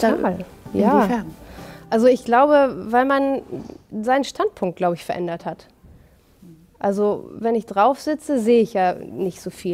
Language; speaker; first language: German; native; German